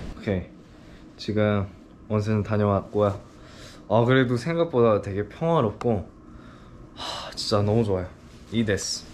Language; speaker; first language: Korean; early bilingual, heritage; English